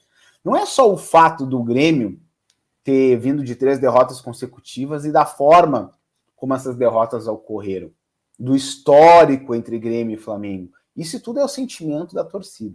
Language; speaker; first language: Portuguese; native; Portuguese